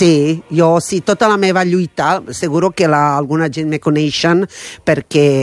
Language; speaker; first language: Catalan; non-native, fluent; Croatian